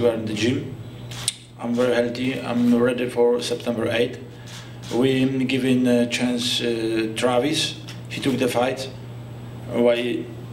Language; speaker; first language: English; non-native, learner; Polish